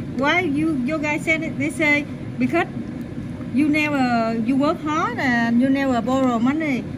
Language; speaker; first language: English; non-native, learner; Vietnamese